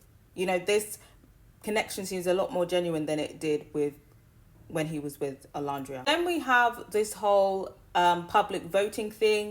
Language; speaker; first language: English; native; English